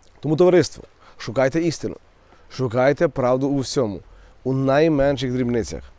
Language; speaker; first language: Ukrainian; native; Ukrainian